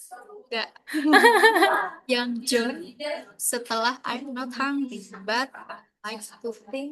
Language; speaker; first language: English; non-native, learner; Indonesian